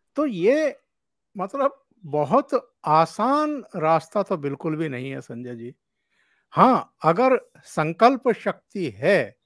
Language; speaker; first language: Hindi; native; Hindi